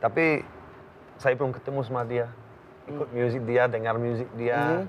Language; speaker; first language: Indonesian; non-native, learner; English